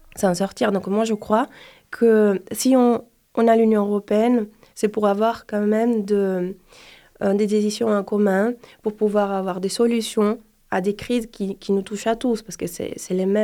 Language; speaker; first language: French; non-native, fluent; Spanish